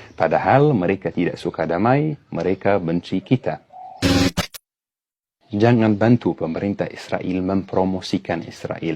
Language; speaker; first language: Indonesian; non-native, fluent; Arabic